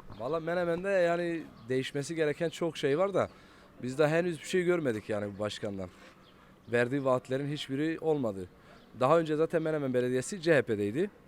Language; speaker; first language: Turkish; native; Turkish